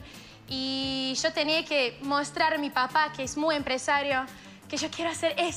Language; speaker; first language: Spanish; non-native, fluent; Russian